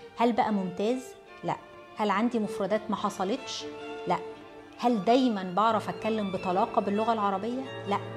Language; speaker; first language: Arabic; early bilingual, heritage; Arabic